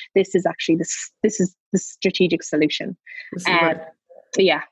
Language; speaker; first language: English; native; English